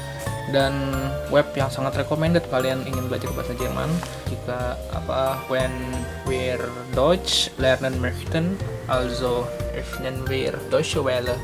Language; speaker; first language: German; non-native, learner; Indonesian